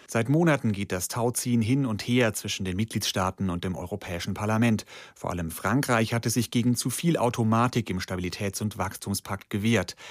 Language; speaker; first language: German; native; German